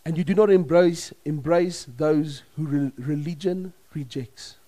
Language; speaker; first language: English; non-native, local second language; Afrikaans